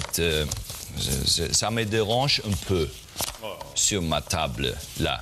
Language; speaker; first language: French; non-native, learner; German